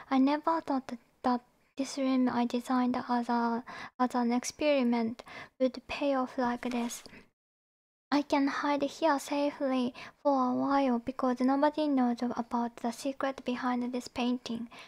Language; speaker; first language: English; non-native, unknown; Japanese